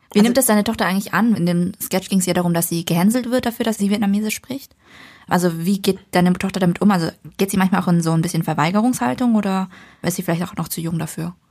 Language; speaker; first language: German; early bilingual, other home language; Vietnamese